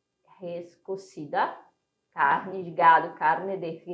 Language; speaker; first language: Spanish; non-native, fluent; Portuguese